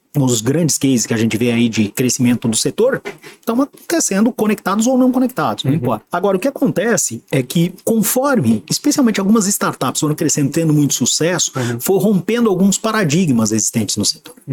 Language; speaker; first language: Portuguese; native; Portuguese